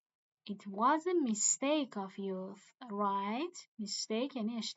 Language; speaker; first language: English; non-native, fluent; Persian